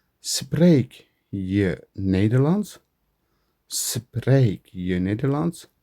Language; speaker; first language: Dutch; non-native, learner; Turkish